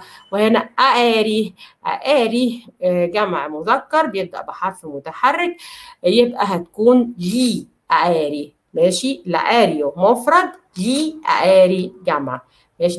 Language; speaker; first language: Arabic; native; Arabic